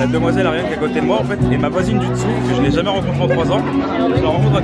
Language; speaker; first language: French; native; French